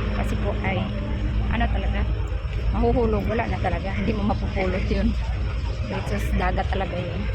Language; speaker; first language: Filipino; non-native, local second language; Cebuano